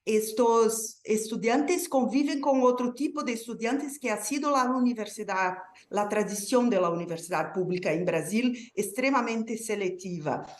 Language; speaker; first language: Spanish; non-native, learner; Portuguese